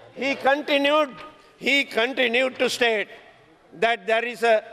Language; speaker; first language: English; non-native, local second language; Sinhala